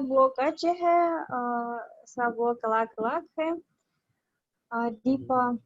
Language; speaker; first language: Hindi; non-native, learner; Russian